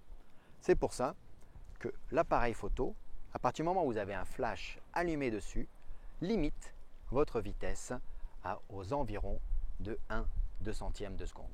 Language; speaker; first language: French; native; French